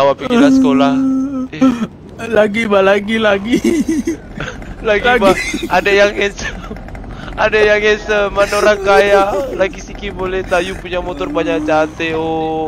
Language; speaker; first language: Malay; native; Malay